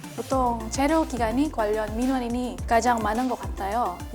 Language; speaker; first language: Korean; non-native, fluent; Filipino